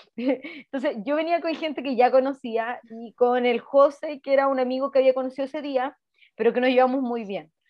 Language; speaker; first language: Spanish; native; Spanish